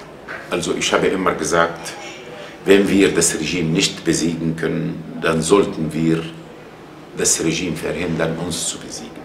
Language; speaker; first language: German; non-native, fluent; Arabic